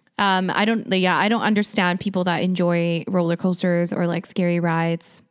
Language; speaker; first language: English; early bilingual, other home language; Korean